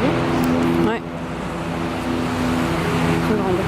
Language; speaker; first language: French; native; French